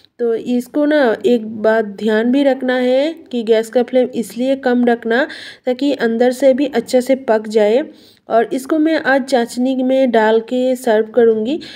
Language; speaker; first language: Hindi; non-native, local second language; Bangla